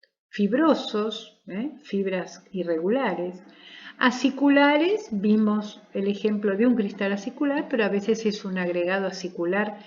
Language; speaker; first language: Spanish; native; Spanish